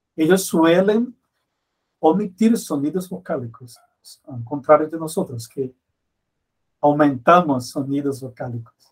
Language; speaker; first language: Spanish; non-native, fluent; Portuguese